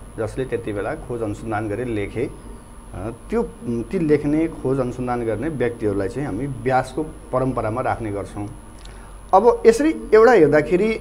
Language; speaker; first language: Nepali; native; Nepali